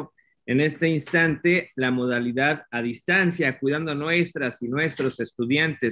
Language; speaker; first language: Spanish; native; Spanish